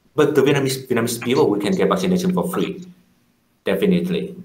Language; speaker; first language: English; non-native, fluent; Vietnamese